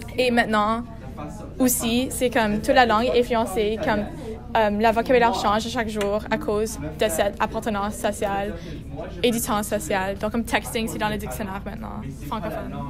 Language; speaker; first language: French; non-native, local second language; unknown